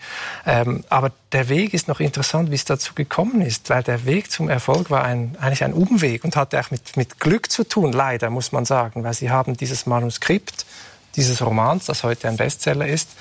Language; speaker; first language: German; native; German